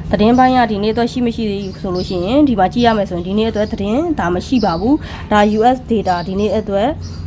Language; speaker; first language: Burmese; native; Burmese